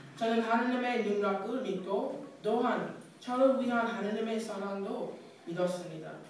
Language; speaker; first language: Korean; non-native, fluent; English